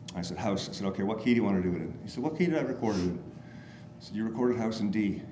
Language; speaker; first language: English; native; English